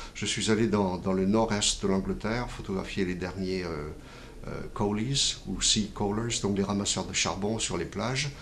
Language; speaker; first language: French; native; French